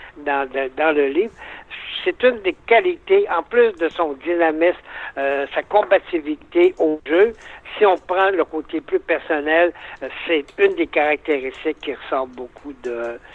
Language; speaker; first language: French; native; French